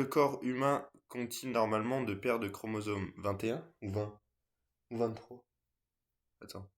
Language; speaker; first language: French; native; French